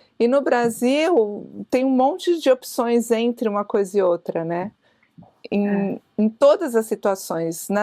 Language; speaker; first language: Portuguese; native; Portuguese